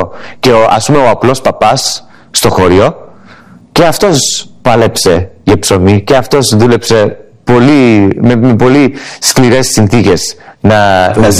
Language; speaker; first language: Greek; early bilingual, heritage; English